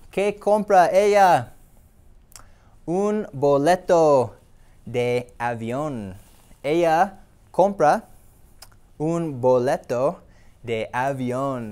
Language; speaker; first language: Spanish; non-native, fluent; English